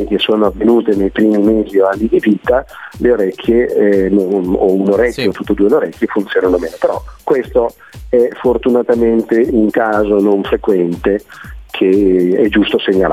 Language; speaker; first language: Italian; native; Italian